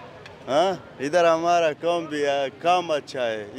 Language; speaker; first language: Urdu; non-native, learner; Pashto